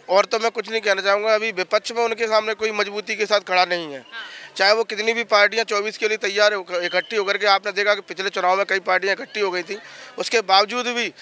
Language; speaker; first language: Hindi; native; Hindi